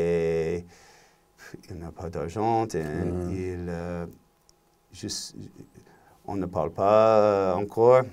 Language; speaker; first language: French; non-native, learner; English